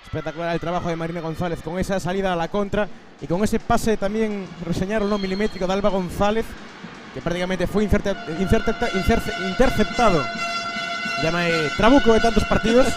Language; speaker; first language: Spanish; native; Spanish